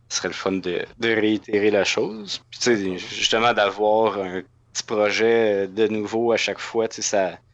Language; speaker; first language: French; native; French